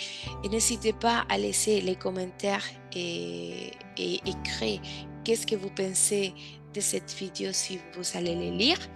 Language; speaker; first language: French; non-native, fluent; Spanish